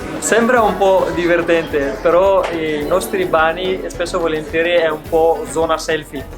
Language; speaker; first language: Italian; non-native, fluent; Persian